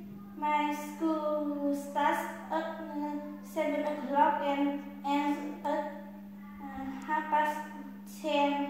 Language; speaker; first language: English; non-native, learner; Vietnamese